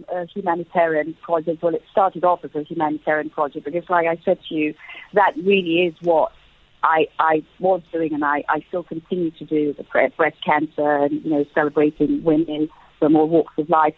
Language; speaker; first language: English; non-native, local second language; Krio